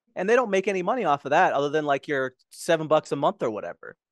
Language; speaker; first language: English; native; English